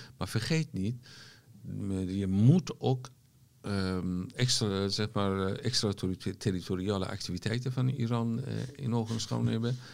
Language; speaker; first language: Dutch; non-native, fluent; Persian